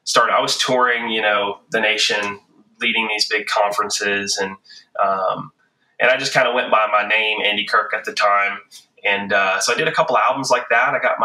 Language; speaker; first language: English; native; English